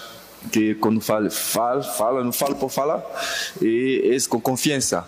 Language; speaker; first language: Portuguese; non-native, fluent; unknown